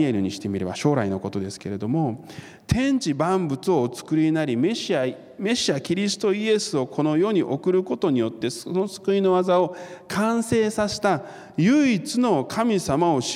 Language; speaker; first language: Japanese; non-native, fluent; Korean